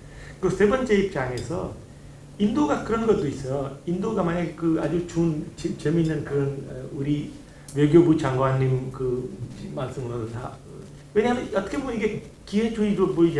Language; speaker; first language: Korean; non-native, learner; Hindi